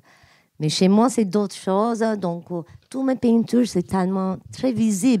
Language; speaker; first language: French; non-native, learner; Turkish